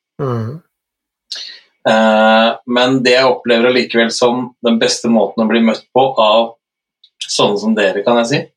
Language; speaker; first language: Norwegian; native; Norwegian